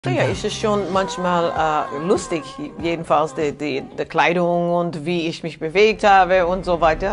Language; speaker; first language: German; non-native, fluent; English